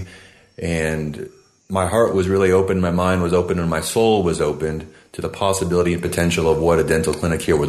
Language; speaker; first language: English; native; English